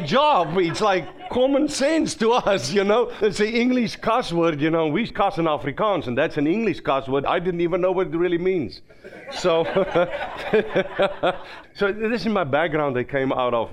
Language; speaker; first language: English; non-native, local second language; Afrikaans